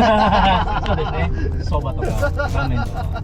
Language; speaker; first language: Japanese; non-native, fluent; Filipino